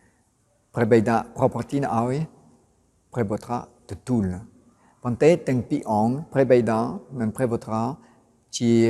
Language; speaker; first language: Khmer; non-native, fluent; French